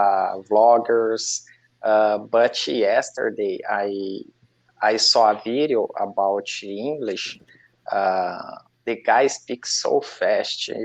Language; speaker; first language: English; non-native, learner; Portuguese